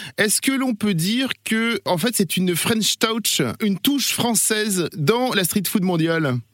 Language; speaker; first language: French; native; French